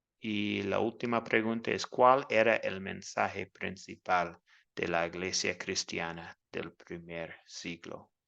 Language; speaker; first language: Spanish; non-native, learner; English